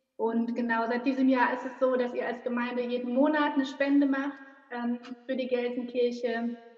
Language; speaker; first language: German; native; German